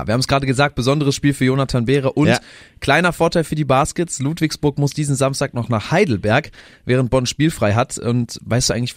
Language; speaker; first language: German; native; German